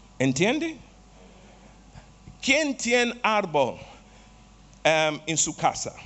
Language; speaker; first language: Spanish; non-native, learner; Portuguese